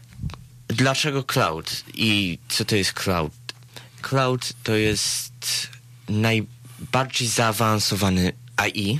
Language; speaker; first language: Polish; early bilingual, heritage; Polish